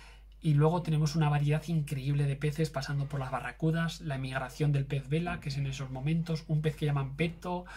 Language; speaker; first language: Spanish; native; Spanish